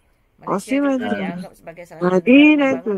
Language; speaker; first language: Arabic; non-native, learner; Malay